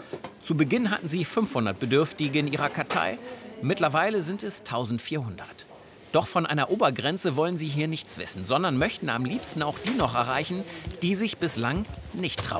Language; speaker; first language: German; native; German